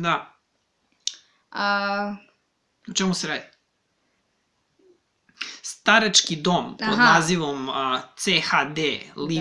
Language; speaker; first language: Serbian; native; Serbian